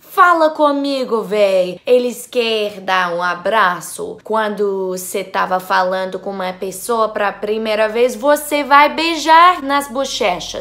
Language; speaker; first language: Portuguese; non-native, learner; English